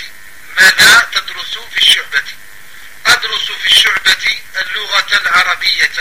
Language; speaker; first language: Arabic; non-native, fluent; French